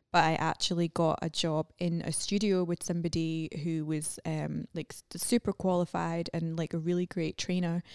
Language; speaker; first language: English; native; English